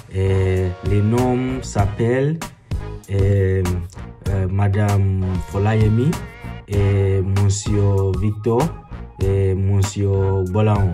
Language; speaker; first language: French; non-native, learner; Yoruba